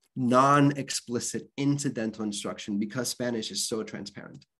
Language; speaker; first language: English; early bilingual, other home language; Spanish